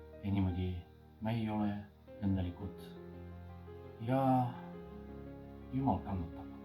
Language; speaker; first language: Estonian; non-native, fluent; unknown